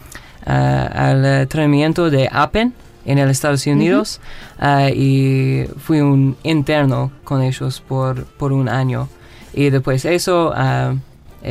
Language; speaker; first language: Spanish; non-native, learner; English